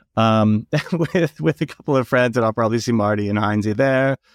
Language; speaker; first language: English; native; English